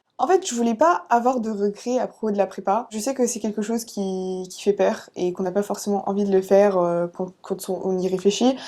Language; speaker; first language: French; early bilingual, other home language; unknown